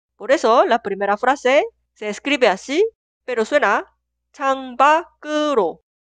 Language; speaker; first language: Spanish; non-native, fluent; Korean